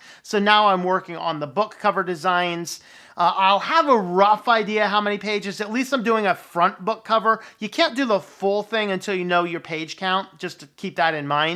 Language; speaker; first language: English; native; English